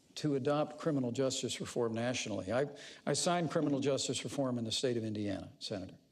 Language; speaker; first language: English; native; English